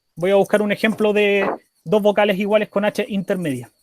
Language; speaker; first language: Spanish; native; Spanish